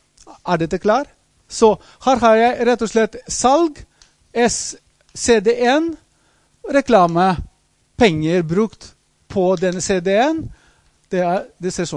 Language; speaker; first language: Norwegian; non-native, fluent; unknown